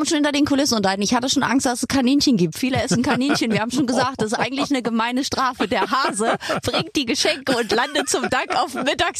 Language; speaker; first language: German; native; German